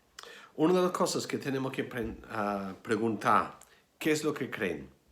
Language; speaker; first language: Spanish; non-native, fluent; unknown